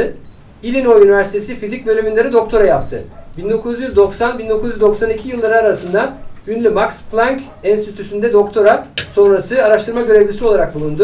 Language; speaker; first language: Turkish; native; Turkish